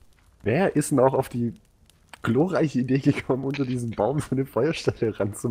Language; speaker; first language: German; native; German